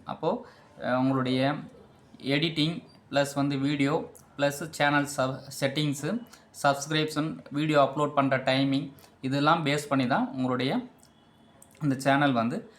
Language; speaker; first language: Tamil; native; Tamil